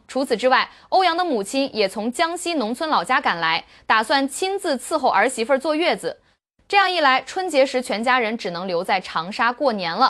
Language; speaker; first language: Chinese; native; Chinese